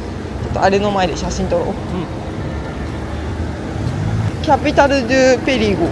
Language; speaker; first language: Japanese; native; Japanese